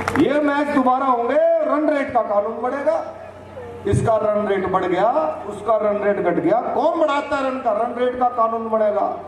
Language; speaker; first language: Hindi; native; Hindi